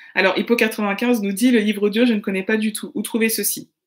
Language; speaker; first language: French; native; French